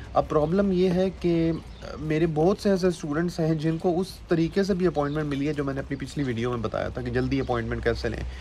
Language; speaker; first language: Urdu; native; Urdu